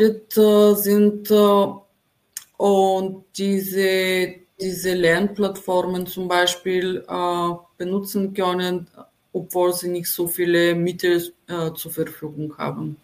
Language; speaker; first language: German; non-native, fluent; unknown